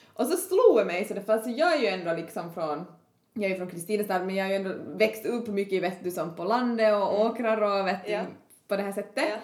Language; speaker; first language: Swedish; native; Swedish